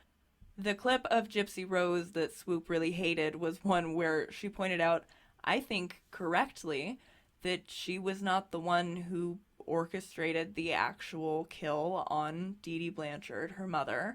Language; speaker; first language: English; native; English